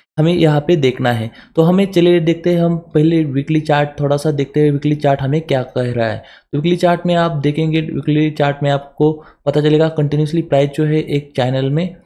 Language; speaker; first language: Hindi; non-native, local second language; Marathi